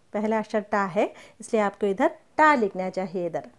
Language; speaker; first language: Hindi; non-native, local second language; Malayalam